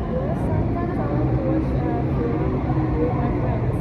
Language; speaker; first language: English; non-native, learner; Indonesian